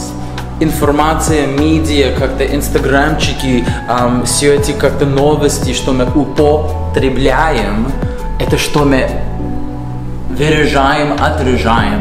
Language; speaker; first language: Russian; non-native, fluent; English